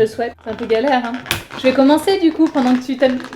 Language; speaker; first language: French; native; French